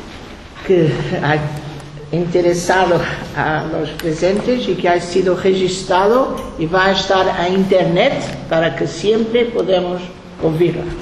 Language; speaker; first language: Spanish; non-native, fluent; Portuguese